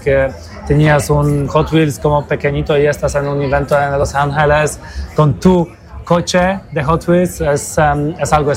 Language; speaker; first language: Spanish; non-native, learner; Polish